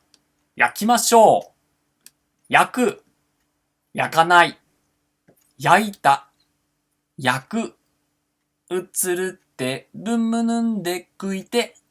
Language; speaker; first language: Japanese; non-native, fluent; Portuguese